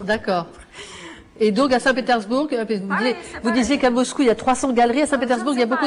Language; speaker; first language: French; native; French